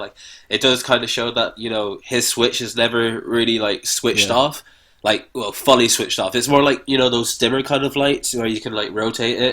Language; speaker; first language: English; native; English